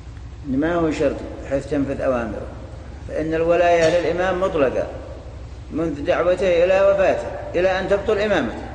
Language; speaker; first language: Arabic; native; Arabic